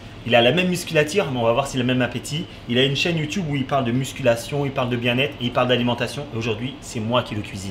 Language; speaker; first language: French; native; French